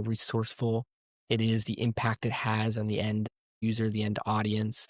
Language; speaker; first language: English; native; English